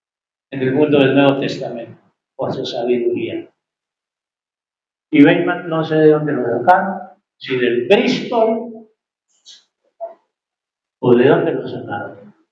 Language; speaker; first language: Spanish; native; Spanish